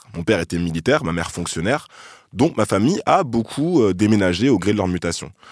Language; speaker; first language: French; native; French